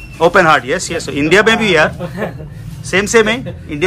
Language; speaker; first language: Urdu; non-native, local second language; Telugu